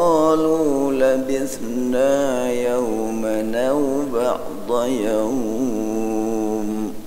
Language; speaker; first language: Arabic; non-native, fluent; Indonesian